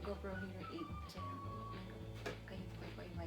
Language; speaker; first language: Chinese; non-native, learner; Filipino